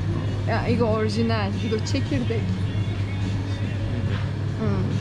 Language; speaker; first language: Korean; non-native, learner; Turkish